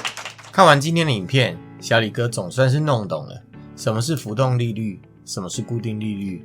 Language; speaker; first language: Chinese; native; Chinese